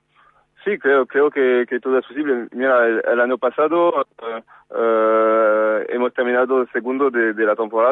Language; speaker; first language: Spanish; non-native, fluent; French